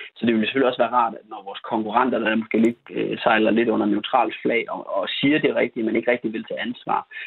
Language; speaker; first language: Danish; native; Danish